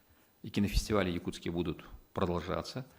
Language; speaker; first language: Russian; native; Russian